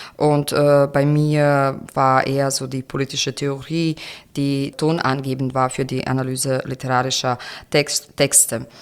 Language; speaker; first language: German; non-native, fluent; Croatian